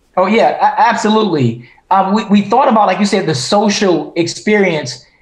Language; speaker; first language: English; native; English